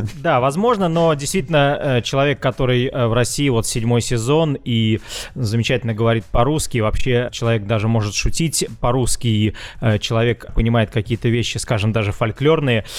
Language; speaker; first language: Russian; native; Russian